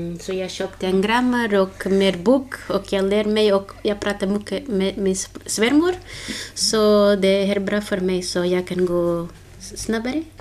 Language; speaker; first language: Swedish; non-native, learner; Portuguese